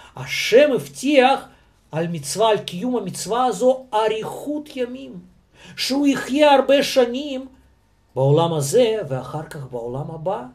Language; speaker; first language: Hebrew; non-native, fluent; Russian